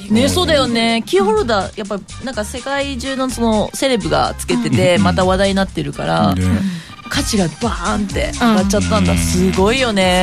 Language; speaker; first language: Japanese; native; Japanese